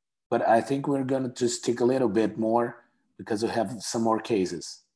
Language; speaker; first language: English; non-native, fluent; Portuguese